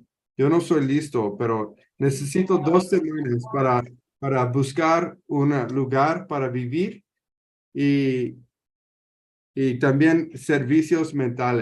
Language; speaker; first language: Spanish; non-native, learner; English